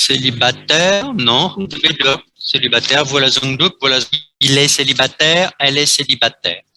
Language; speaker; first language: French; non-native, fluent; Vietnamese